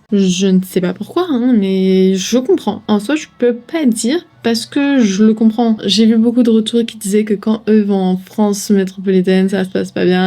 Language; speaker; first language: French; native; French